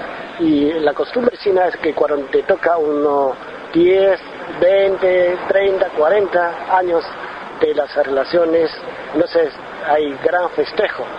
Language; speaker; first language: Spanish; non-native, fluent; Chinese